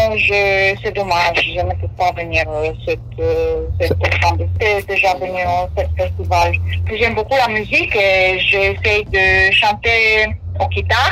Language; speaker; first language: French; non-native, learner; Romanian